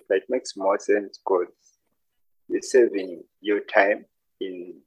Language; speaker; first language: English; non-native, local second language; Ganda